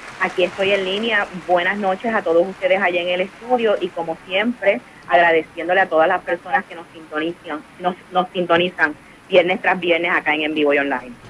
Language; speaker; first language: Spanish; native; Spanish